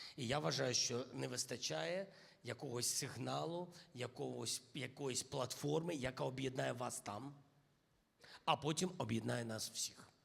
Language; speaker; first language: Ukrainian; non-native, local second language; Russian